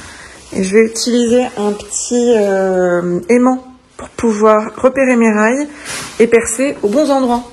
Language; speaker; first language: French; native; French